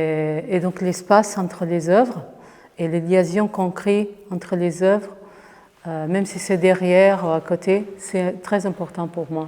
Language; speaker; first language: French; non-native, fluent; Portuguese